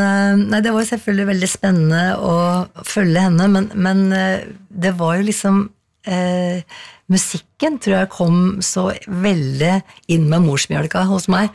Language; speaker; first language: Norwegian; native; Norwegian